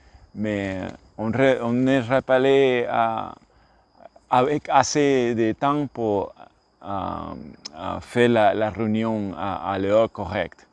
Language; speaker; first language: French; non-native, learner; English